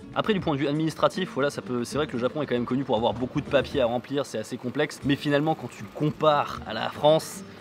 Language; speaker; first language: French; native; French